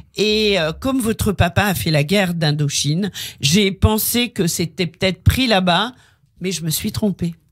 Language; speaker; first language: French; native; French